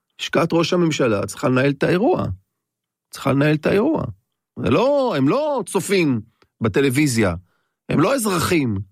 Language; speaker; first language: Hebrew; native; Hebrew